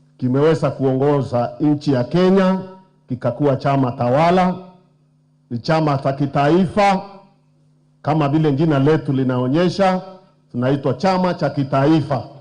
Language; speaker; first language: Swahili; non-native, local second language; Meru